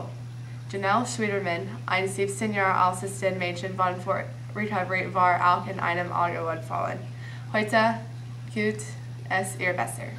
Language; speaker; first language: German; non-native, learner; English